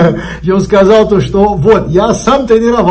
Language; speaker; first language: Russian; non-native, learner; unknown